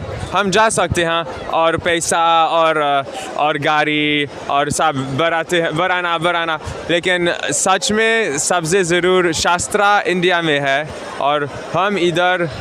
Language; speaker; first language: Hindi; non-native, learner; German